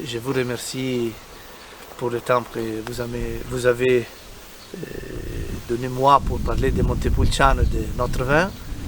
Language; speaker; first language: French; non-native, learner; Italian